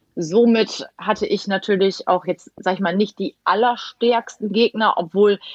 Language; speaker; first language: German; native; German